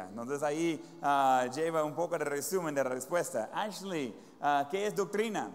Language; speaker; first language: Spanish; non-native, fluent; English